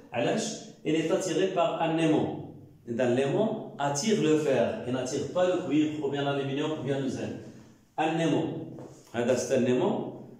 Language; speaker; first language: French; non-native, local second language; Arabic